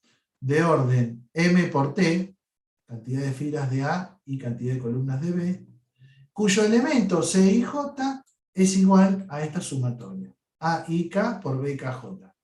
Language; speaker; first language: Spanish; native; Spanish